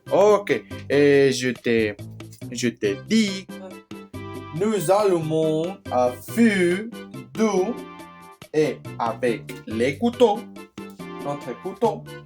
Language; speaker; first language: French; non-native, learner; Spanish